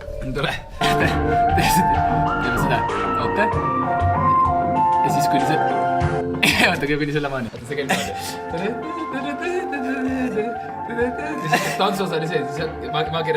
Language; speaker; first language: Estonian; native; Estonian